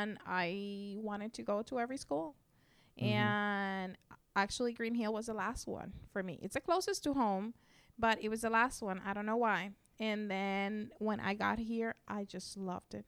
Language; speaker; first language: English; non-native, fluent; Spanish